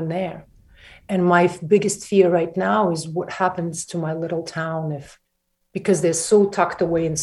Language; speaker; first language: English; non-native, fluent; Russian